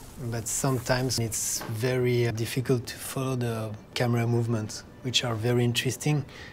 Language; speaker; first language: English; non-native, fluent; French